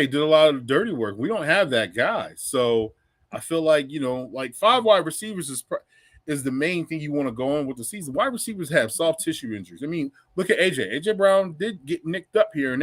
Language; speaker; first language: English; native; English